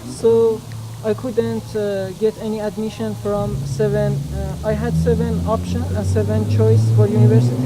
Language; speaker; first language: English; non-native, learner; Persian